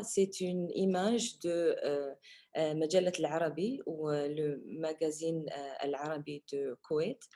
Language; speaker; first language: French; non-native, fluent; Arabic